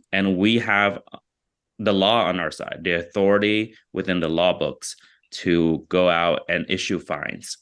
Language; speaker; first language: English; early bilingual, other home language; Vietnamese